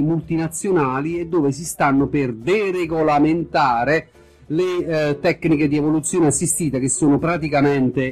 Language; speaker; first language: Italian; native; Italian